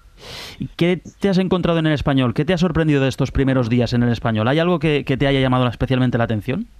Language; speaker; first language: Spanish; native; Spanish